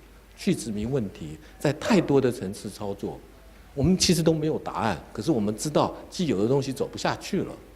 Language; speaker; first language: Chinese; native; Chinese